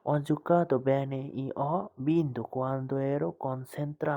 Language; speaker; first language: Italian; non-native, fluent; Bangla